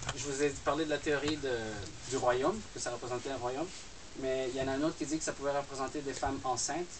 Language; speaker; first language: French; non-native, fluent; Spanish